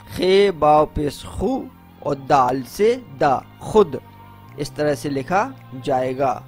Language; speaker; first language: Hindi; native; Hindi